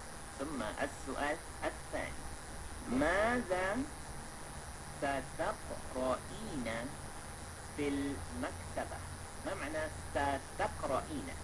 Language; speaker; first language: Arabic; non-native, fluent; Malay